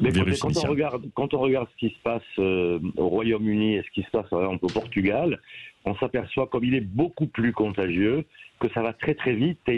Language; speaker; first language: French; native; French